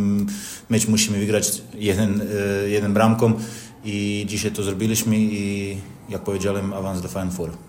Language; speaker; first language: Polish; non-native, learner; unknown